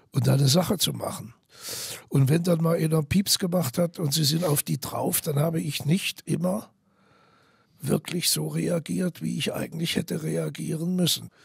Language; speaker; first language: German; native; German